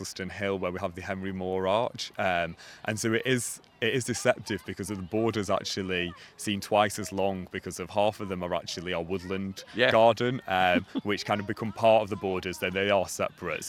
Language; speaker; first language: English; native; English